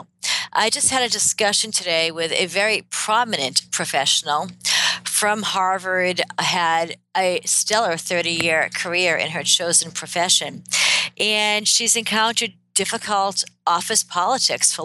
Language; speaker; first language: English; native; English